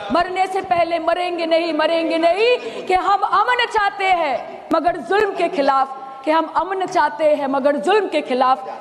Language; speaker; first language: Hindi; non-native, local second language; Bangla